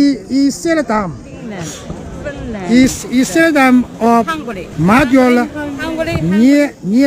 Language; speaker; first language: Hungarian; non-native, learner; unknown